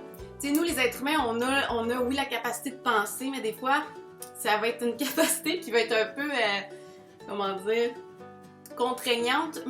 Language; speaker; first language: French; native; French